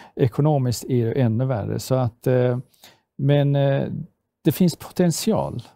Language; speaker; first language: Swedish; non-native, fluent; Persian